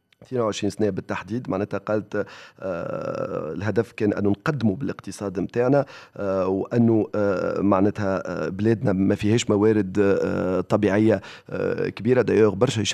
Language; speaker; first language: Arabic; native; Arabic